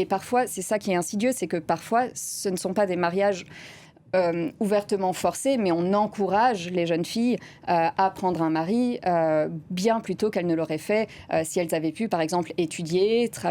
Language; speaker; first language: French; native; French